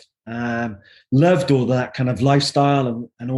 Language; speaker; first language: English; native; English